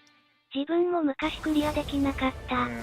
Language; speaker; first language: Japanese; native; Japanese